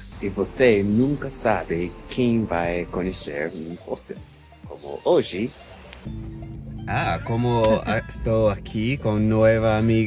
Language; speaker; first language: Portuguese; non-native, fluent; English